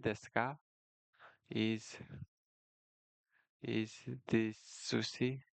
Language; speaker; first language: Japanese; non-native, learner; Nepali